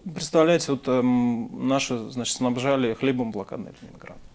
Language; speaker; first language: Russian; native; Russian